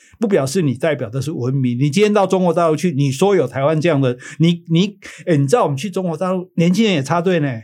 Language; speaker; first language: Chinese; native; Chinese